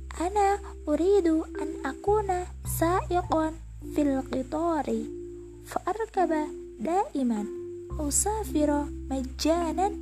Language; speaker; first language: Arabic; non-native, learner; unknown